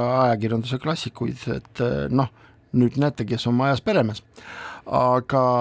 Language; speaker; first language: Estonian; non-native, local second language; Russian